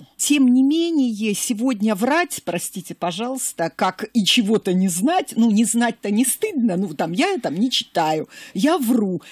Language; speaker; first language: Russian; native; Russian